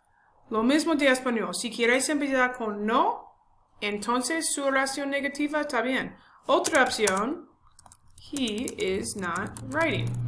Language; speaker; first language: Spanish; non-native, learner; English